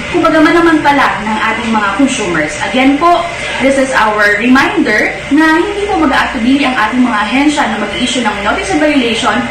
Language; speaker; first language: Filipino; non-native, local second language; Bikol